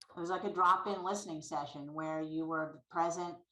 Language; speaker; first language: English; native; English